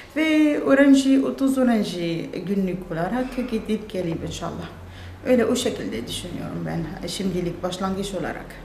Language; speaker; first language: Turkish; non-native, learner; Arabic